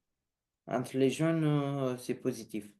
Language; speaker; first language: French; non-native, learner; Romanian